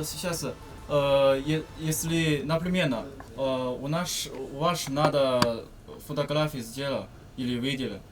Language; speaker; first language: Russian; non-native, learner; Chinese